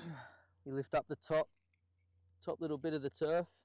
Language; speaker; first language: English; native; English